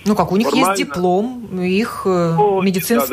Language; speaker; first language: Russian; native; Russian